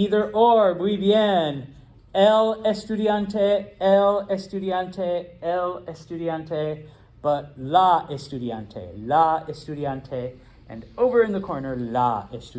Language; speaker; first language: Spanish; non-native, fluent; English